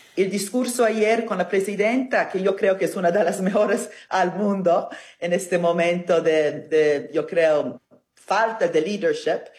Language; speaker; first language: Spanish; non-native, fluent; Italian